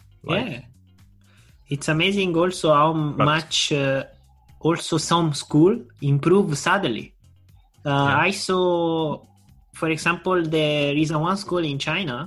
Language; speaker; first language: English; non-native, learner; Italian